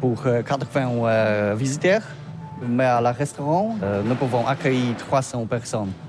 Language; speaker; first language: French; non-native, learner; Polish